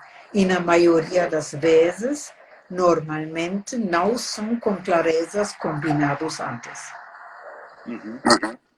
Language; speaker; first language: Portuguese; non-native, fluent; German